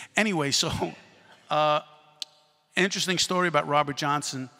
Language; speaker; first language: English; native; English